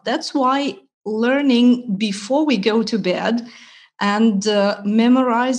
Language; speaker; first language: English; non-native, fluent; Russian